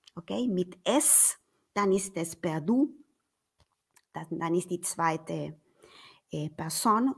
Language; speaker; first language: German; non-native, fluent; Spanish